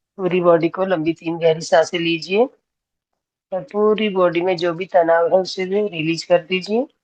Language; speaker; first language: Hindi; native; Hindi